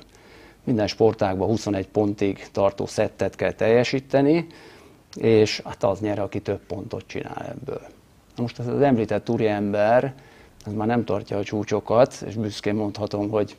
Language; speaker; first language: Hungarian; native; Hungarian